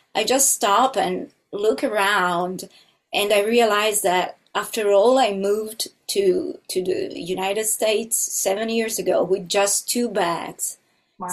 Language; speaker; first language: English; non-native, fluent; Italian